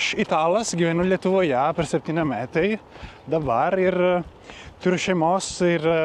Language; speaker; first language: Lithuanian; non-native, learner; Italian